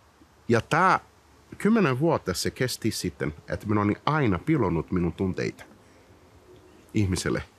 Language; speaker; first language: Finnish; non-native, fluent; Portuguese